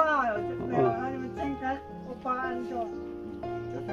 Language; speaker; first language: Korean; non-native, learner; Lao